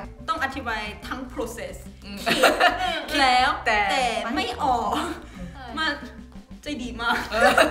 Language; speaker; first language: Thai; non-native, fluent; Korean